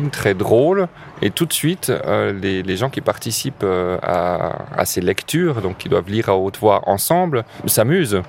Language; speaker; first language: French; native; French